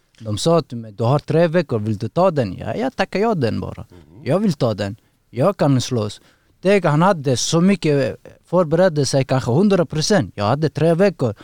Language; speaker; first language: Swedish; non-native, learner; Persian